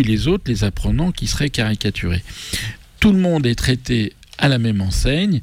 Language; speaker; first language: French; native; French